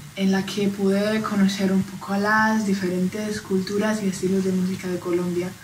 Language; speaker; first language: Spanish; non-native, fluent; German